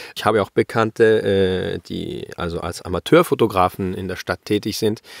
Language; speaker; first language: German; early bilingual, heritage; German